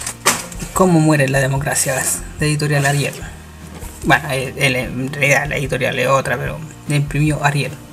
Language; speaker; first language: Spanish; native; Spanish